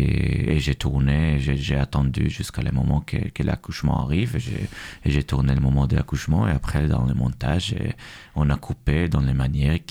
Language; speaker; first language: French; non-native, fluent; Hebrew